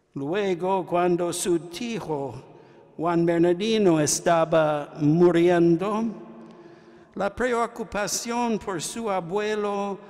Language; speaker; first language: Spanish; non-native, fluent; English